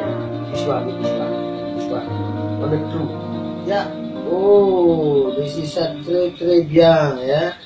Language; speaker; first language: English; non-native, learner; Indonesian